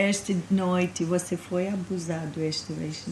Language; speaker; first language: Portuguese; non-native, fluent; English